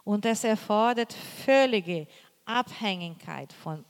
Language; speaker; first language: German; non-native, fluent; Portuguese